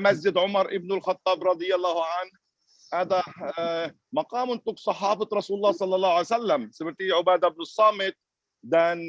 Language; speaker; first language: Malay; non-native, fluent; Arabic